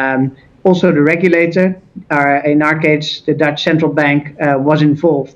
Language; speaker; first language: English; non-native, fluent; Dutch